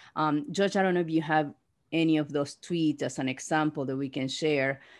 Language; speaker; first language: English; non-native, fluent; Spanish